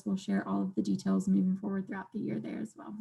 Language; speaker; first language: English; native; English